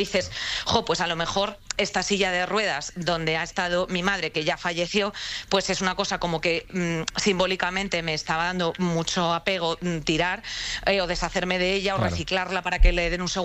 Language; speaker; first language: Spanish; native; Spanish